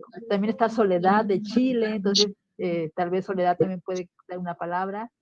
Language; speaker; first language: Spanish; native; Spanish